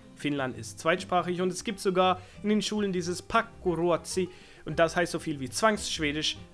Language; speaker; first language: German; non-native, fluent; Swedish